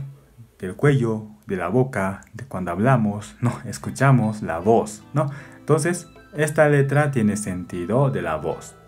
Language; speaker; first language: Spanish; non-native, fluent; Japanese